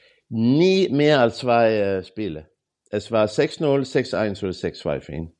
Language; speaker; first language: German; non-native, learner; Swedish